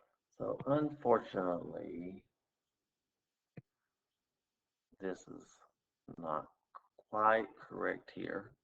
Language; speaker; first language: English; native; English